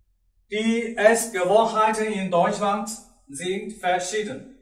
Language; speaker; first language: German; non-native, learner; Chinese